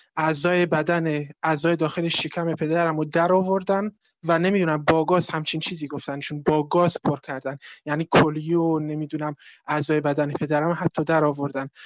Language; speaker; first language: Persian; non-native, local second language; Kurdish